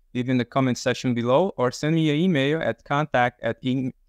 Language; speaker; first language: English; early bilingual, other home language; Portuguese